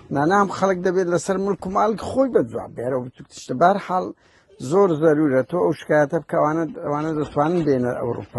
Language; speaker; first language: Central Kurdish; native; Central Kurdish